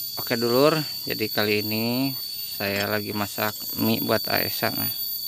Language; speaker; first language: Indonesian; non-native, local second language; Sundanese